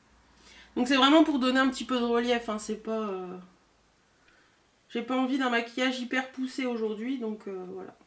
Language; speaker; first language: French; native; French